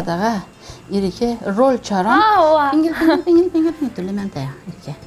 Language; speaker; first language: Korean; non-native, learner; Russian